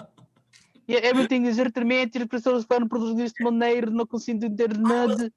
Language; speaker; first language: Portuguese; non-native, fluent; English